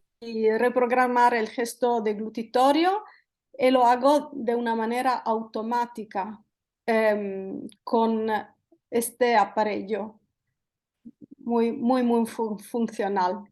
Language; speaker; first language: Spanish; non-native, fluent; Italian